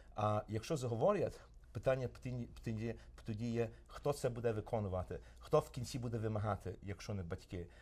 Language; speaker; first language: Ukrainian; early bilingual, heritage; Ukrainian